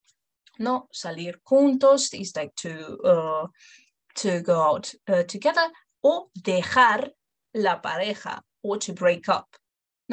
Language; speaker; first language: Spanish; non-native, fluent; English